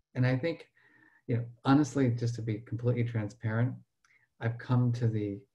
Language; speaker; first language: English; native; English